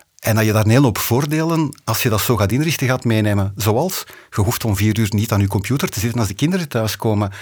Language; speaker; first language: Dutch; native; Dutch